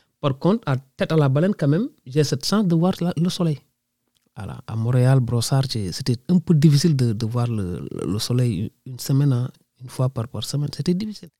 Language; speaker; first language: French; non-native, local second language; Wolof